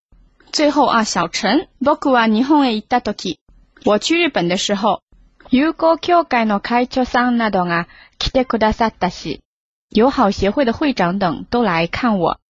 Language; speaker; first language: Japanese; non-native, fluent; Chinese